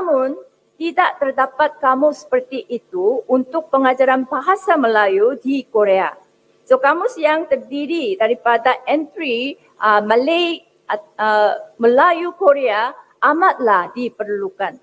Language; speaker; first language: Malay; non-native, fluent; Korean